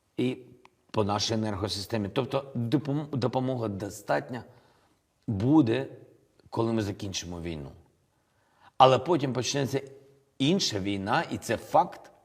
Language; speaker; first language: Ukrainian; non-native, local second language; Russian